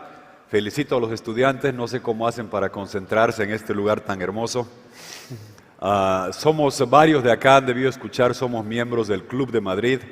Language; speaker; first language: Spanish; native; Spanish